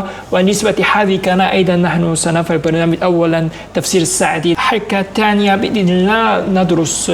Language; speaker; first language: Arabic; non-native, fluent; Korean